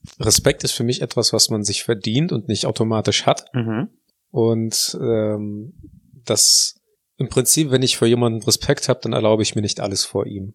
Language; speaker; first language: German; native; German